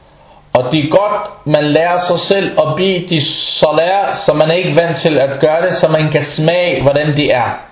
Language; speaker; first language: Danish; non-native, fluent; Arabic